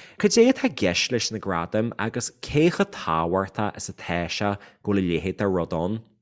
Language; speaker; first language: Irish; native; Irish